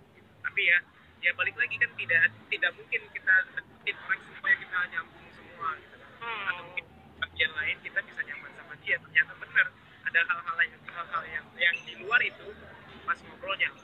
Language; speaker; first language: Indonesian; native; Indonesian